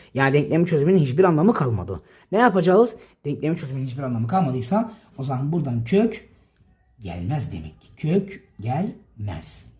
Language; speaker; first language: Turkish; native; Turkish